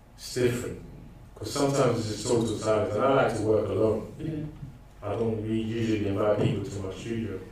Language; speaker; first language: English; non-native, local second language; Akan